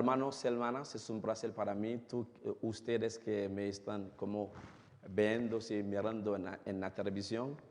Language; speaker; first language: Spanish; non-native, fluent; Haitian Creole